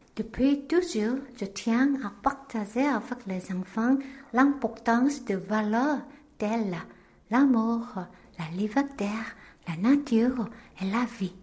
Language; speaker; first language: French; non-native, fluent; Korean